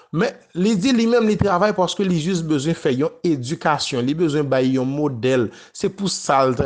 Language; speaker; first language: French; non-native, local second language; Haitian Creole